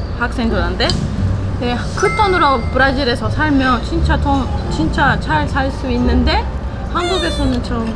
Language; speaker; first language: Korean; non-native, learner; Portuguese